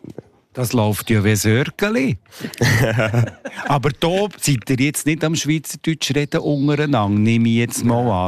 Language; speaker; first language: German; native; German